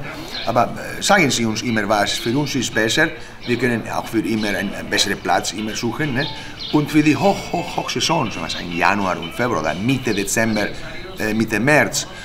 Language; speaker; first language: German; non-native, fluent; Spanish